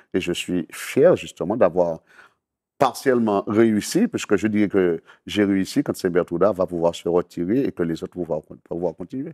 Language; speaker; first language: French; native; French